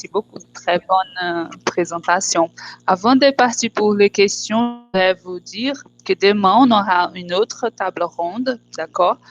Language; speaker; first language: French; non-native, fluent; Portuguese